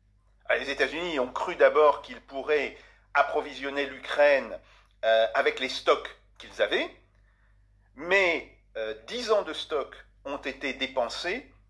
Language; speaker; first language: French; native; French